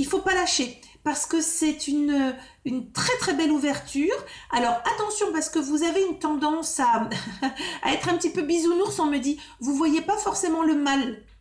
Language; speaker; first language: French; native; French